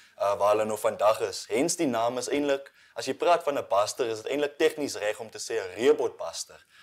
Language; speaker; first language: Afrikaans; non-native, local second language; English